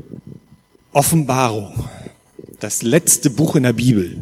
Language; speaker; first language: German; native; German